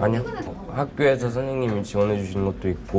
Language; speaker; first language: Korean; early bilingual, other home language; Urdu